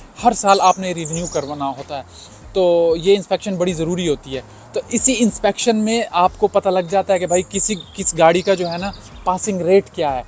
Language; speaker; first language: Urdu; non-native, local second language; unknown